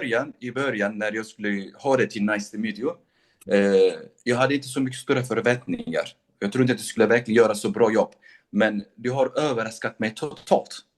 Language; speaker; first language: Swedish; non-native, local second language; Kurdish